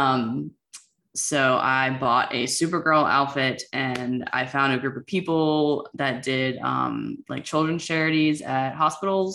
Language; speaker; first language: English; native; English